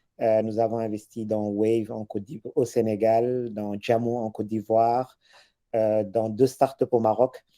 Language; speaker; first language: French; non-native, local second language; Wolof